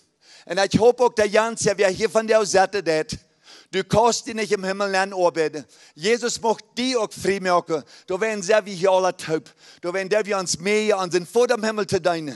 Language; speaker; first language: German; early bilingual, heritage; Plautdietsch